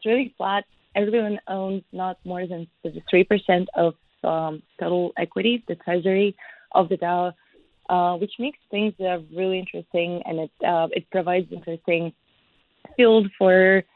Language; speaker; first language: English; non-native, fluent; Russian